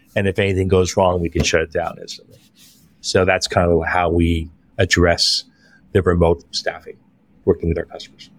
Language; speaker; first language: English; native; English